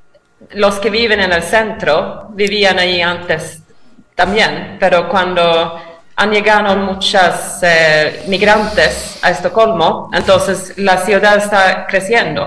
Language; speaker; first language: Spanish; non-native, fluent; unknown